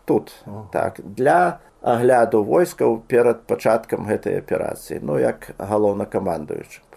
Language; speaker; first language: Belarusian; native; Belarusian